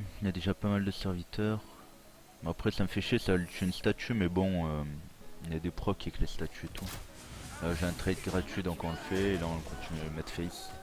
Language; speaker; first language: French; native; French